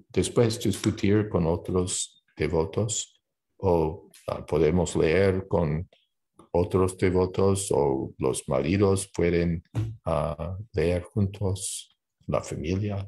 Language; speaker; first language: Spanish; non-native, fluent; English